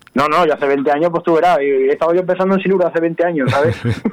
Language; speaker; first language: Spanish; native; Spanish